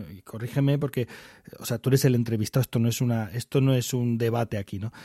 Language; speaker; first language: Spanish; native; Spanish